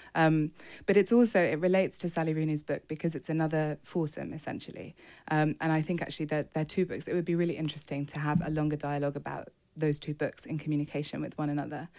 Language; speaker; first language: English; native; English